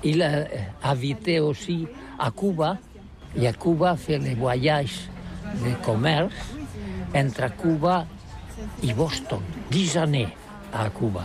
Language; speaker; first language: French; non-native, learner; Catalan